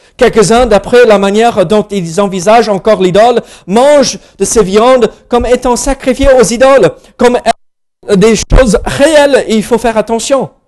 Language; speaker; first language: French; non-native, fluent; English